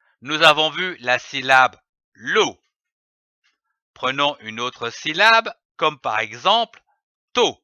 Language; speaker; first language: French; native; French